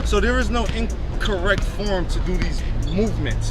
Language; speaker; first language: English; native; English